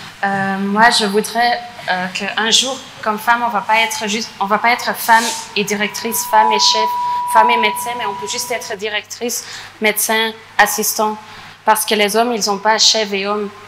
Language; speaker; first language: French; non-native, fluent; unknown